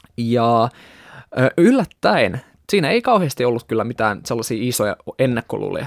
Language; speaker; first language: Finnish; non-native, fluent; Russian